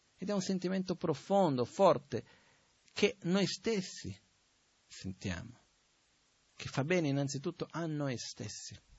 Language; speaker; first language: Italian; non-native, fluent; Portuguese